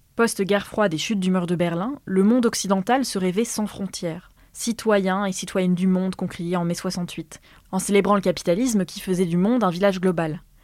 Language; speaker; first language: French; native; French